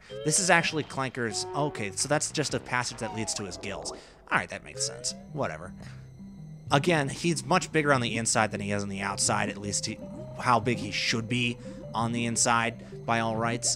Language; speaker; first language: English; native; English